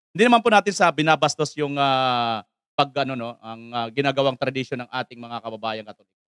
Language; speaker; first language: Filipino; native; Filipino